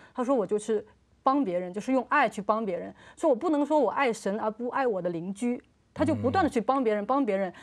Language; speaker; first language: Chinese; native; Chinese